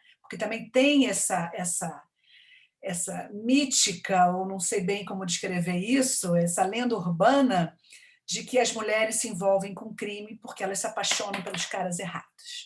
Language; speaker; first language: Portuguese; native; Portuguese